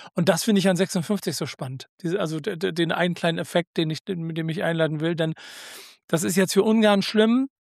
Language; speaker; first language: German; native; German